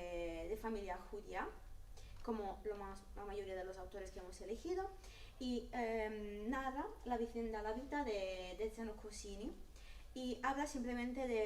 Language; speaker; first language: Spanish; non-native, fluent; Italian